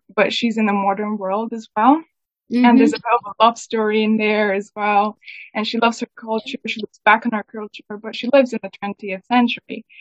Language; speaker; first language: English; native; English